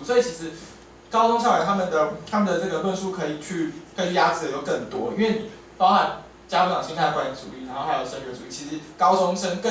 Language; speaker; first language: Chinese; native; Chinese